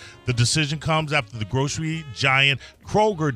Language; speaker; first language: English; native; English